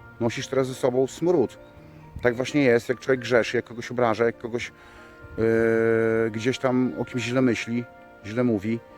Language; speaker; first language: Polish; native; Polish